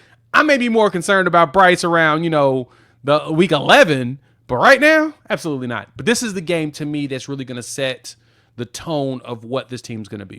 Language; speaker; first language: English; native; English